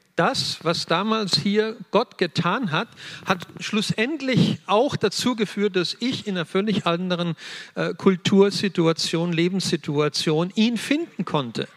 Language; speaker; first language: German; native; German